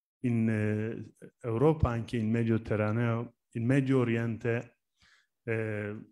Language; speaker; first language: Italian; non-native, learner; Turkish